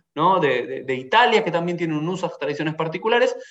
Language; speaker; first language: Spanish; native; Spanish